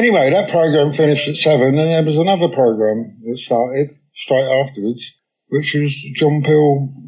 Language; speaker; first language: English; native; English